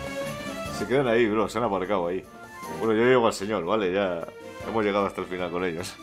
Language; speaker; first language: Spanish; native; Spanish